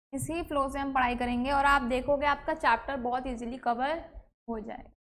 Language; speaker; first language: Hindi; native; Hindi